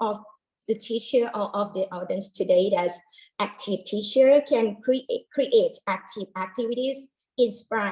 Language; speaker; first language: English; non-native, learner; Thai